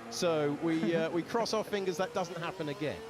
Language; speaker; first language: English; native; English